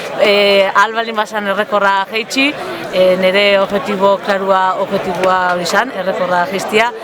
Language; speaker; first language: Basque; native; Basque